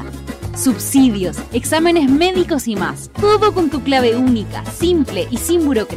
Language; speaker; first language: Spanish; native; Spanish